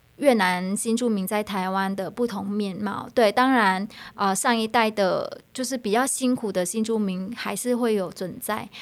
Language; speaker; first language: Chinese; non-native, fluent; Vietnamese